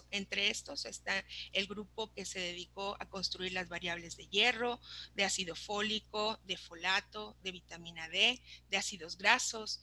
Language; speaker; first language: Spanish; native; Spanish